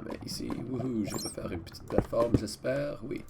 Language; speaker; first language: French; non-native, learner; English